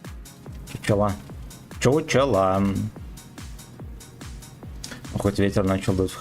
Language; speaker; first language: Russian; native; Russian